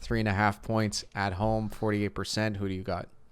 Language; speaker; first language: English; native; English